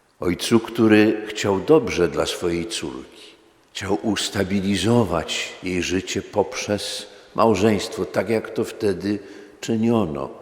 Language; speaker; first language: Polish; native; Polish